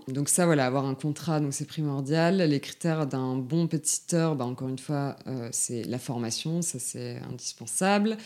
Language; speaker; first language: French; native; French